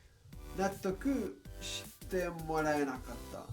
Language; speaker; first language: Japanese; non-native, learner; English